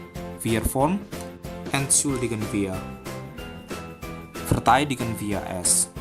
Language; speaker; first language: German; non-native, fluent; Indonesian